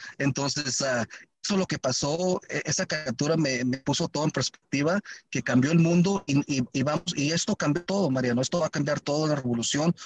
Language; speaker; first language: Spanish; early bilingual, heritage; Spanish